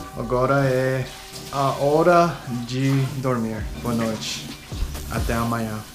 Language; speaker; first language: Portuguese; non-native, learner; English